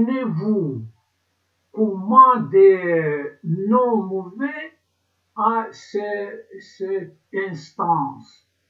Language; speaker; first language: French; non-native, learner; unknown